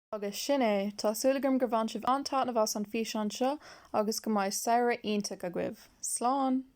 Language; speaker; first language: Irish; non-native, local second language; English